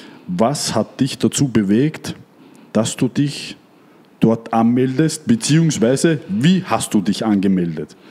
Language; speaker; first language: German; native; German